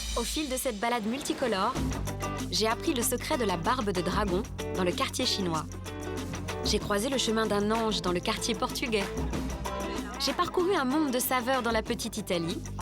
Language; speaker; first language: French; native; French